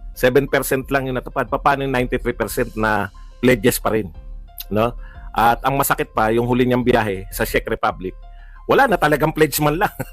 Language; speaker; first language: Filipino; native; Filipino